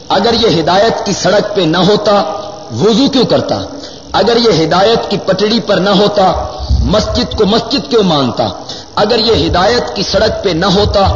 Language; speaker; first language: Urdu; non-native, local second language; Punjabi